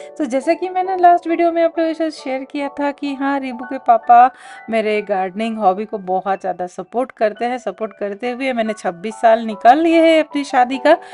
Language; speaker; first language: Hindi; non-native, local second language; Bangla